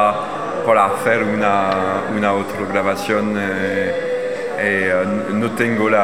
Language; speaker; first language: Spanish; non-native, learner; French